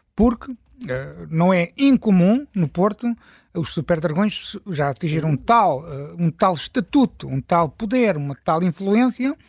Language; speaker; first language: Portuguese; native; Portuguese